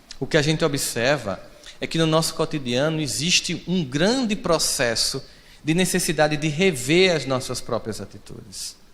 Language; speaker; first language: Portuguese; native; Portuguese